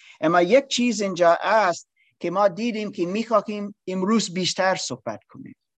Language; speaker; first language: Persian; non-native, learner; English